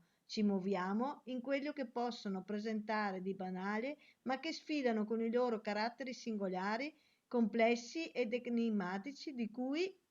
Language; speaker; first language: Italian; native; Italian